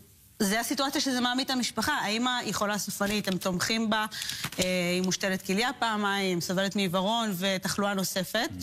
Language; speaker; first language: Hebrew; native; Hebrew